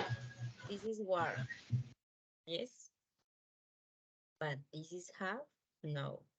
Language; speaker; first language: English; non-native, learner; Spanish